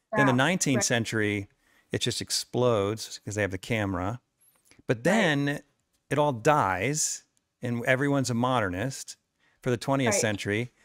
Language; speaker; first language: English; native; English